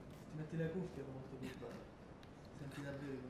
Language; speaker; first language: Italian; native; Italian